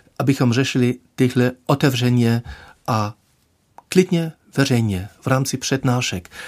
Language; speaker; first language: Czech; non-native, fluent; German